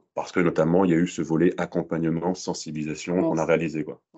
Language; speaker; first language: French; native; French